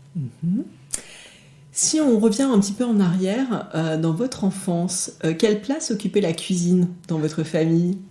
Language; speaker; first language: French; native; French